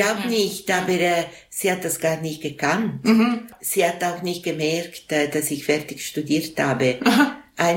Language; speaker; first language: German; non-native, local second language; Italian